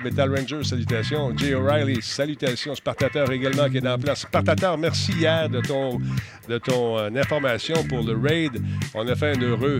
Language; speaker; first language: French; native; French